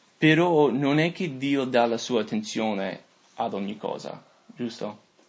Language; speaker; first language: Italian; non-native, fluent; English